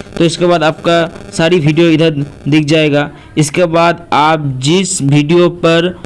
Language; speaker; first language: Hindi; non-native, local second language; Bangla